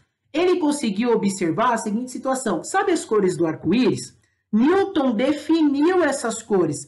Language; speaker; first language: Portuguese; native; Portuguese